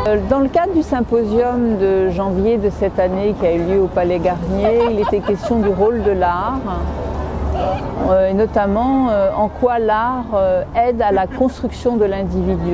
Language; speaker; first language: French; native; French